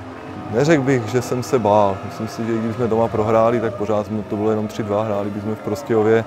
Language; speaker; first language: Czech; native; Czech